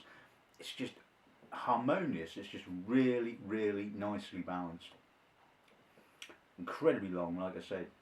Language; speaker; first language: English; native; English